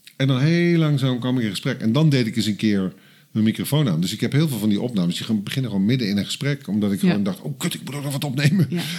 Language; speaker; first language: Dutch; native; Dutch